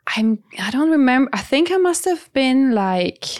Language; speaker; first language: English; non-native, fluent; Italian